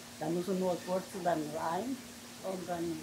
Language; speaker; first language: German; non-native, learner; Italian